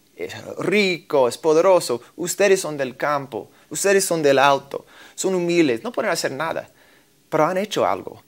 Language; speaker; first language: Spanish; non-native, fluent; English